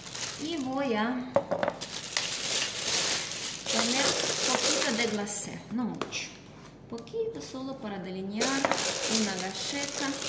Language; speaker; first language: Spanish; non-native, fluent; Russian